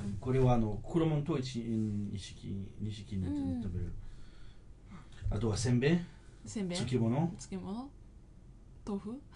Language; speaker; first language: Japanese; non-native, fluent; French